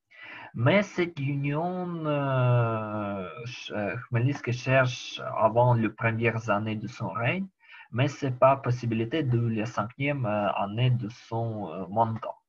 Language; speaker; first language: French; non-native, learner; Ukrainian